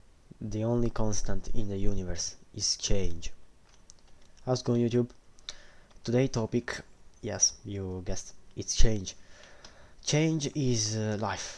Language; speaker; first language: English; non-native, fluent; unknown